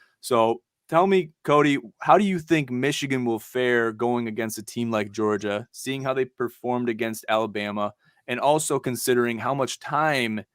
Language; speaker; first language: English; native; English